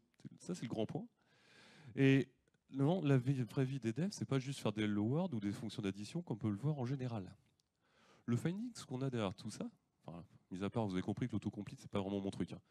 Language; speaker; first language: French; native; French